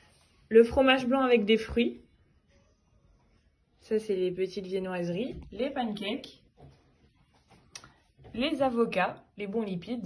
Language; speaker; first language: French; early bilingual, other home language; Arabic